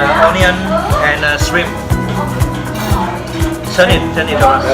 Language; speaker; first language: English; non-native, fluent; Vietnamese